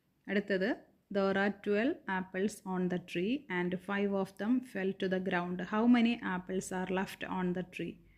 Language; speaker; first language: English; non-native, local second language; Malayalam